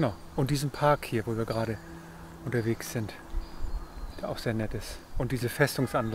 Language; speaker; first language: German; native; German